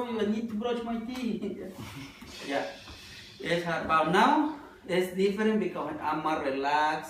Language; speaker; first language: English; non-native, learner; Spanish